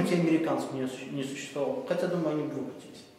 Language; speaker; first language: Russian; native; Russian